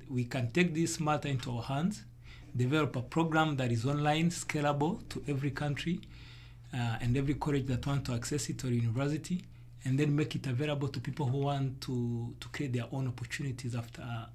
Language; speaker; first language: English; non-native, local second language; Kinyarwanda